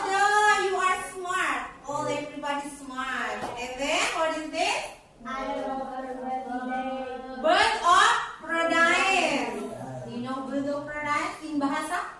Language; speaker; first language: English; non-native, learner; Indonesian